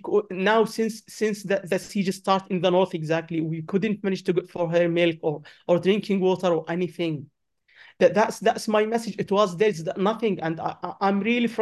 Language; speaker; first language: English; non-native, learner; Arabic